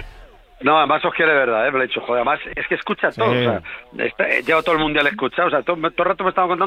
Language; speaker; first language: Spanish; native; Spanish